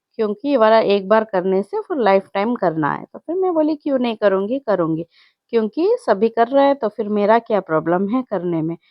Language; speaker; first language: Hindi; non-native, local second language; Telugu